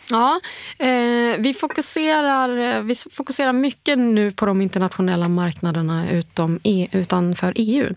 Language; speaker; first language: Swedish; early bilingual, heritage; Swedish